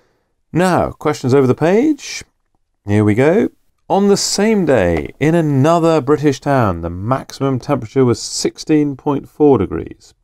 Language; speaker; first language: English; native; English